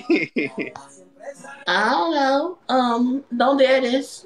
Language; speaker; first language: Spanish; non-native, learner; English